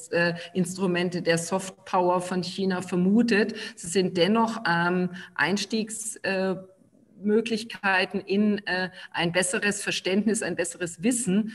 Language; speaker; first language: German; native; German